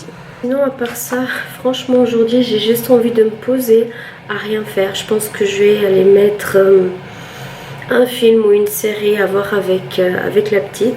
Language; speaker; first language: French; native; French